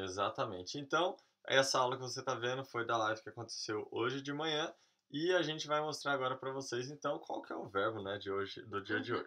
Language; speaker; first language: Portuguese; native; Portuguese